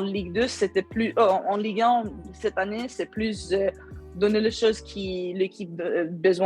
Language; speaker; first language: French; non-native, learner; Swedish